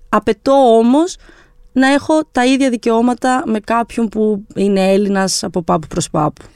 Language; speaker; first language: Greek; early bilingual, other home language; Albanian